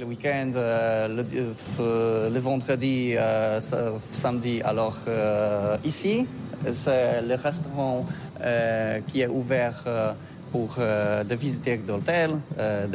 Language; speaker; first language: French; non-native, learner; Polish